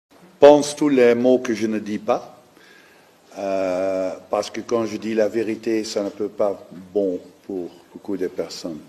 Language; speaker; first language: French; non-native, fluent; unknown